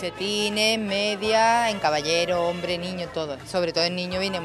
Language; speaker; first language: Spanish; native; Spanish